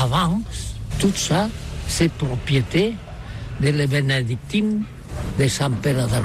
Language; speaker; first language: French; non-native, learner; Catalan